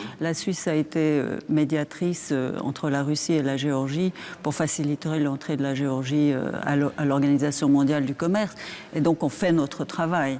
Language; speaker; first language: French; native; French